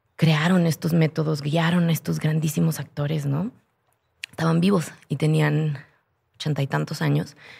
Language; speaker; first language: Spanish; native; Spanish